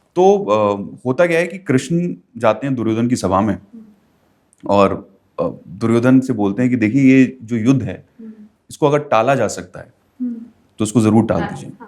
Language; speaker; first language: Hindi; native; Hindi